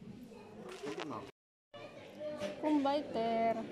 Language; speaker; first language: German; non-native, learner; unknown